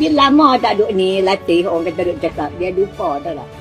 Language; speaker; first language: Malay; non-native, local second language; Min Nan Chinese